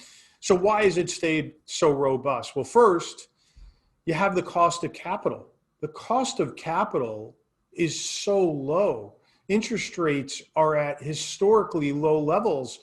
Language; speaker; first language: English; native; English